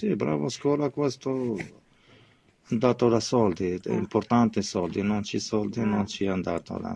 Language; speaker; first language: Italian; non-native, learner; Arabic